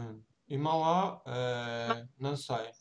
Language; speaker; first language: Japanese; non-native, learner; Portuguese